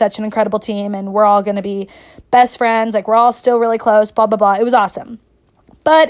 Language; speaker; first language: English; native; English